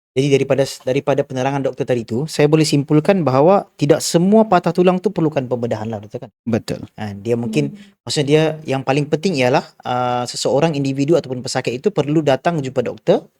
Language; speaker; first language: Malay; native; Malay